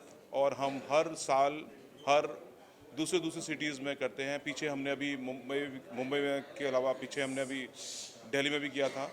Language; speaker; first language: Hindi; native; Hindi